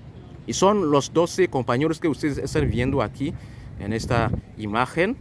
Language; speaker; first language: Spanish; non-native, fluent; French